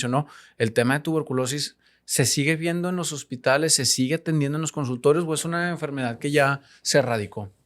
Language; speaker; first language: Spanish; native; Spanish